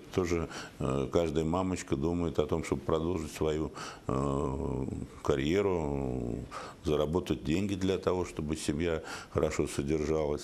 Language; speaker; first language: Russian; native; Russian